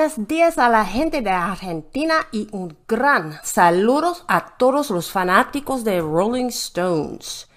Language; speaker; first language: Spanish; non-native, learner; English